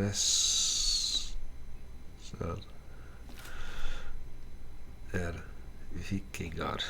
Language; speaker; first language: Swedish; non-native, learner; Dutch